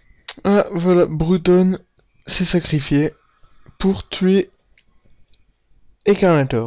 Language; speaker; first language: French; native; French